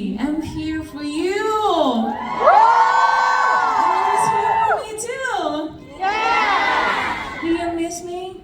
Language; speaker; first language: English; non-native, fluent; Thai